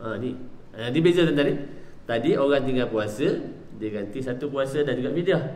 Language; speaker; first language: Malay; native; Malay